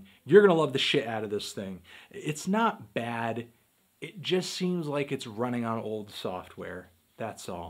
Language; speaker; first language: English; native; English